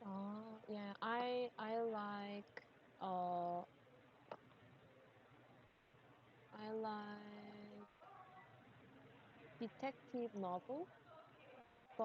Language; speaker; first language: English; non-native, learner; Korean